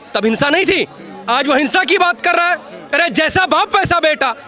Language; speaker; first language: Hindi; native; Hindi